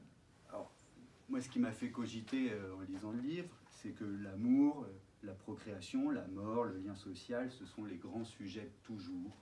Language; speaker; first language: French; native; French